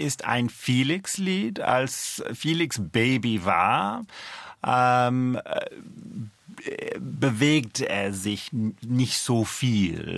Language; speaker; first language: German; non-native, fluent; English